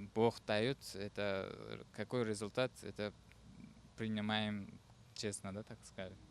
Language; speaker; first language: Russian; non-native, learner; Uzbek